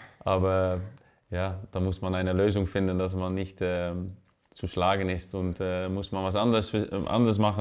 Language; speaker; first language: German; non-native, fluent; Dutch